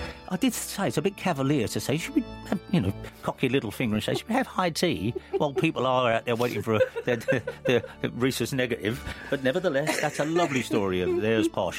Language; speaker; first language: English; native; English